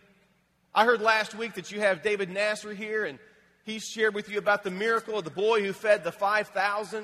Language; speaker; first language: English; native; English